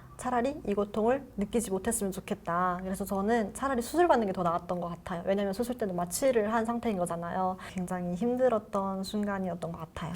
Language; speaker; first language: Korean; native; Korean